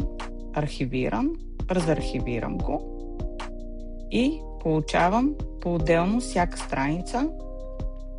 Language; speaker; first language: Bulgarian; native; Bulgarian